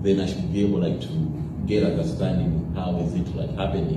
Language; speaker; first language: English; non-native, local second language; Nyanja